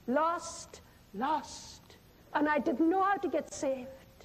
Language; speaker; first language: English; non-native, local second language; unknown